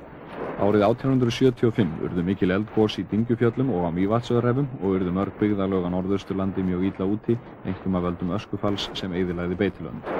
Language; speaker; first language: Icelandic; native; Icelandic